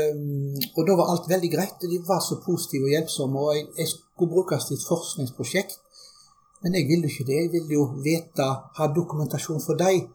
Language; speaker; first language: Norwegian; early bilingual, other home language; German